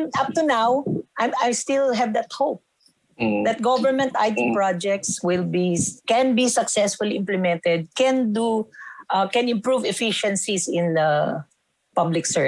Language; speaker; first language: English; non-native, local second language; Filipino